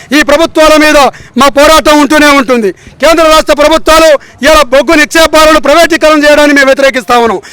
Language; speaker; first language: Telugu; non-native, local second language; Lambadi